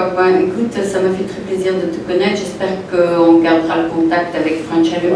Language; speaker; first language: French; non-native, fluent; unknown